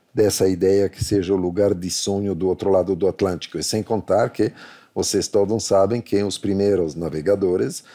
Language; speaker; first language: Portuguese; non-native, fluent; Italian